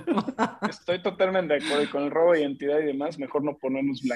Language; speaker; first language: Spanish; native; Spanish